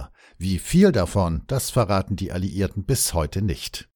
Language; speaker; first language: German; native; German